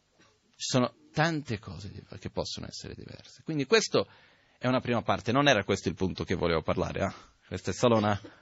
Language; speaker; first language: Italian; non-native, fluent; Portuguese